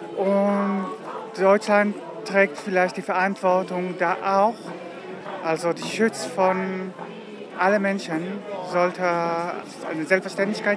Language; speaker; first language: German; non-native, fluent; Hebrew